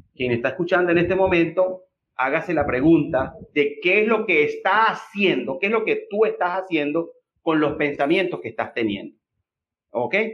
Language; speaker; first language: Spanish; native; Spanish